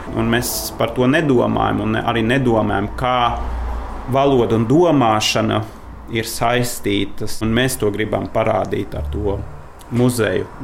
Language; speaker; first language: Latvian; non-native, fluent; Norwegian